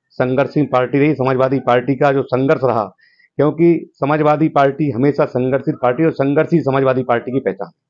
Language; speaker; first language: Hindi; native; Hindi